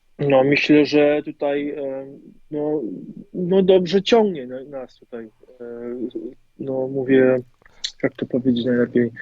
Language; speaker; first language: Polish; early bilingual, heritage; German